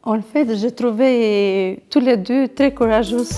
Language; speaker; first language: French; non-native, learner; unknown